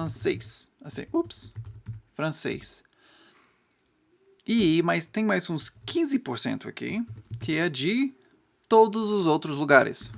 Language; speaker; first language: Portuguese; non-native, fluent; English